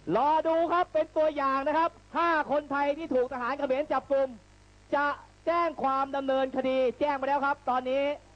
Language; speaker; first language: Thai; native; Thai